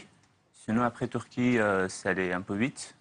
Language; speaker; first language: French; non-native, learner; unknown